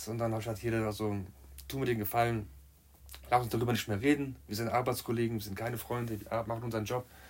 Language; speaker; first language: German; native; German